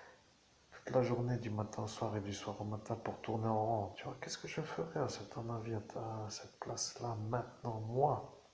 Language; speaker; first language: French; native; French